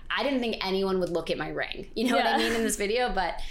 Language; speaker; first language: English; native; English